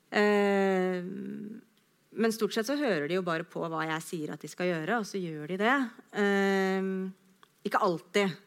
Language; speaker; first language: Norwegian; native; Norwegian